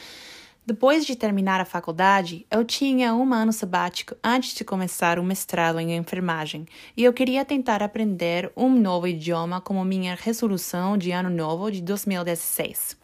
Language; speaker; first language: Portuguese; non-native, learner; English